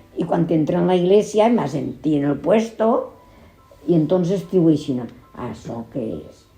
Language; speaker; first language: Spanish; non-native, local second language; Catalan